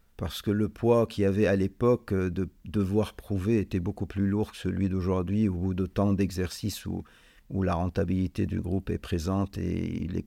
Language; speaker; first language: French; non-native, local second language; Arabic